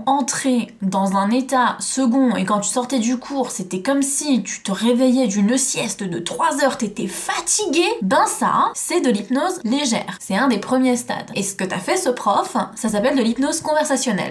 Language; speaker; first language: French; native; French